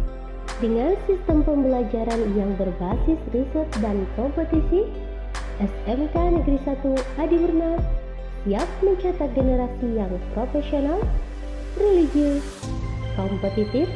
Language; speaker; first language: Indonesian; native; Indonesian